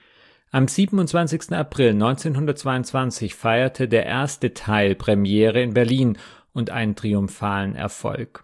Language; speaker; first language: German; native; German